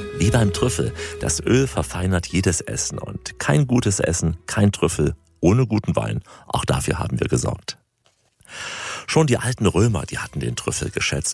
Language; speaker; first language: German; native; German